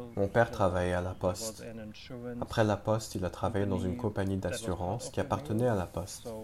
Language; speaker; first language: French; non-native, fluent; German